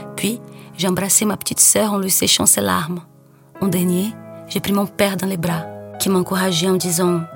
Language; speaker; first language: French; non-native, fluent; Portuguese